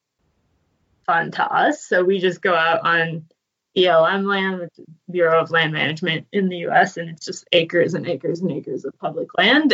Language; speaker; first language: English; native; English